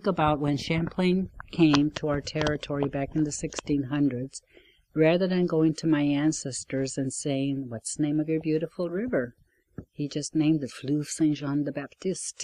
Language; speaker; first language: English; non-native, fluent; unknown